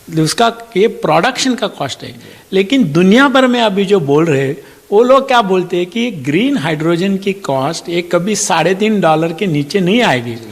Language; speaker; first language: Hindi; non-native, local second language; Marathi